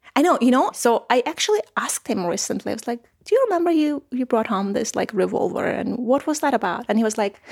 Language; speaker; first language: English; non-native, fluent; Armenian